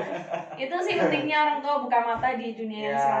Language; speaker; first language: Indonesian; native; Indonesian